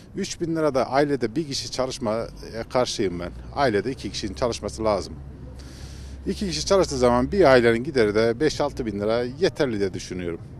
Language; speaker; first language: Turkish; native; Turkish